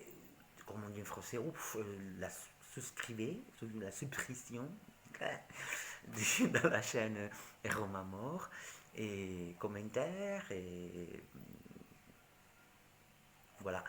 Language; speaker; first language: French; non-native, learner; Italian